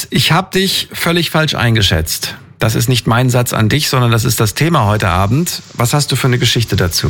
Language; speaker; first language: German; native; German